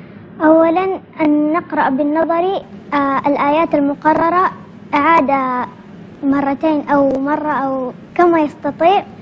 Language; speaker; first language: Arabic; non-native, learner; Indonesian